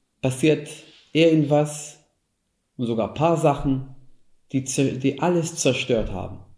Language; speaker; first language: German; non-native, fluent; Hebrew